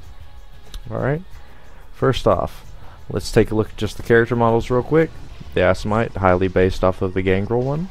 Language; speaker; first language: English; native; English